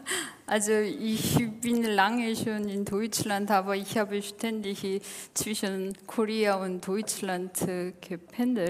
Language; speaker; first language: German; non-native, fluent; Korean